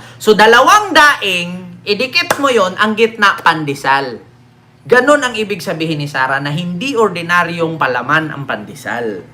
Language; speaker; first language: Filipino; non-native, local second language; Cebuano